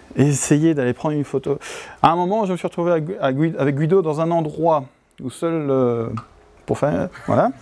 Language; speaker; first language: French; native; French